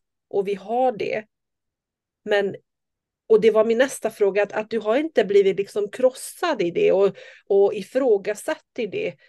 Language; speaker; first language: Swedish; non-native, fluent; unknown